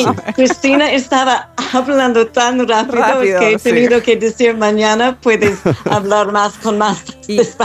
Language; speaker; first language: Spanish; non-native, learner; English